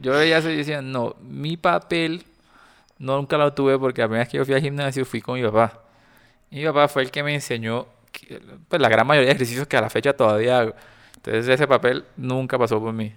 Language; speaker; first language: Spanish; native; Spanish